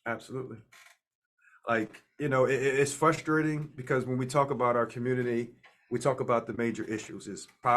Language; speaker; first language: English; native; English